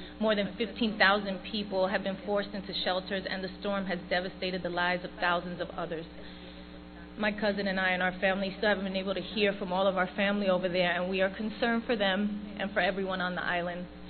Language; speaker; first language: English; early bilingual, other home language; Spanish